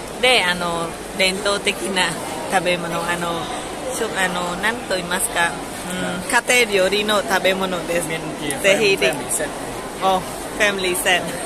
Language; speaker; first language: Japanese; non-native, local second language; Khmer